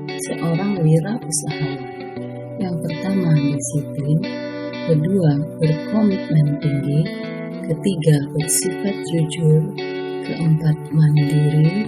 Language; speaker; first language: Indonesian; native; Indonesian